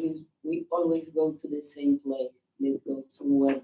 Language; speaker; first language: English; non-native, learner; Spanish